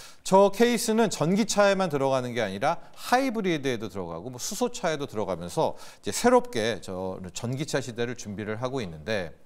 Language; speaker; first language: Korean; native; Korean